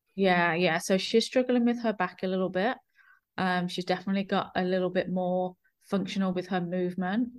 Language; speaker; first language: English; native; English